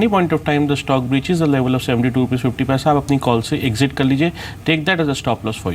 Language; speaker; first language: Hindi; native; Hindi